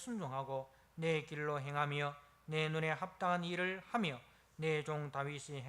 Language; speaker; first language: Korean; native; Korean